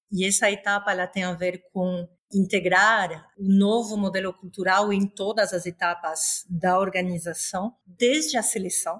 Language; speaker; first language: Portuguese; non-native, fluent; Spanish